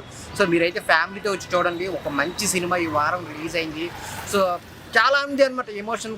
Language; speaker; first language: Telugu; native; Telugu